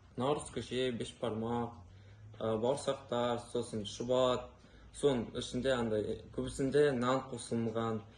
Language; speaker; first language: Kazakh; non-native, local second language; Russian